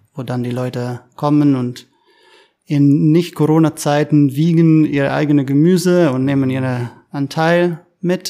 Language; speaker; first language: German; non-native, fluent; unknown